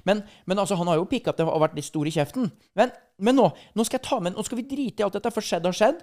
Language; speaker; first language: Norwegian; native; Norwegian